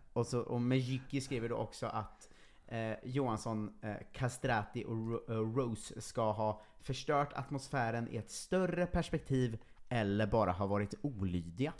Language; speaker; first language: Swedish; native; Swedish